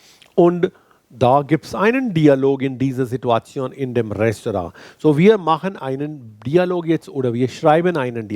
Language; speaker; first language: German; non-native, fluent; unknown